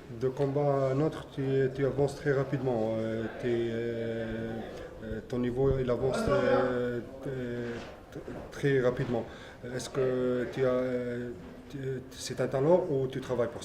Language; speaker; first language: French; non-native, learner; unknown